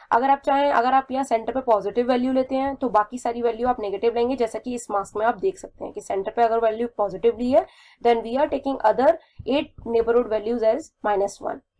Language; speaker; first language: Hindi; native; Hindi